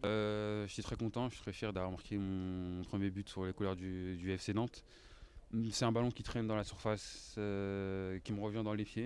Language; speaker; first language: French; native; French